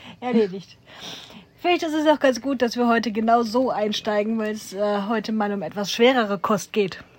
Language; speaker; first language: German; native; German